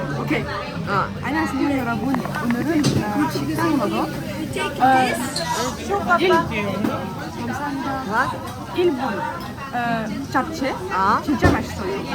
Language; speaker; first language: Korean; early bilingual, heritage; French